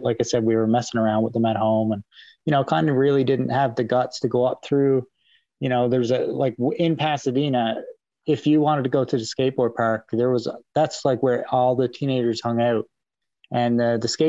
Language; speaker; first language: English; native; English